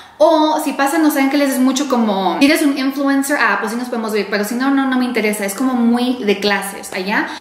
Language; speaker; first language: Spanish; early bilingual, heritage; English